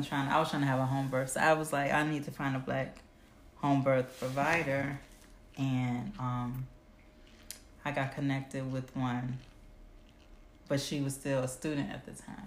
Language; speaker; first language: English; native; English